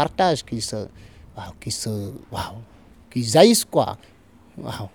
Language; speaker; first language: French; non-native, local second language; Fula